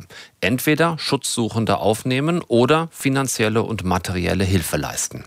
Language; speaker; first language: German; native; German